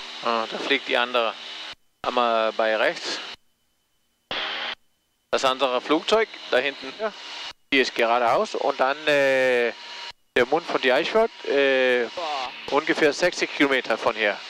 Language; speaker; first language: German; non-native, learner; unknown